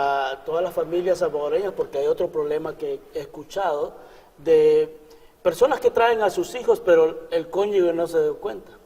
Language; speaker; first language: Spanish; native; Spanish